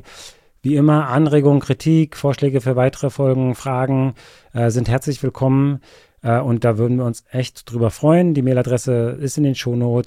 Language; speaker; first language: German; native; German